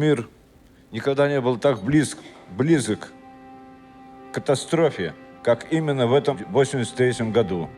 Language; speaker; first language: Russian; native; Russian